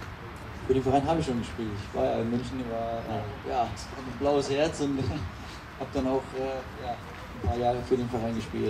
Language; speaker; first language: German; native; German